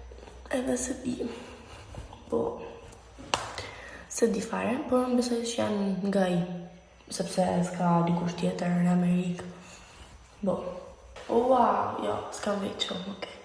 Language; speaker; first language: Albanian; early bilingual, heritage; Albanian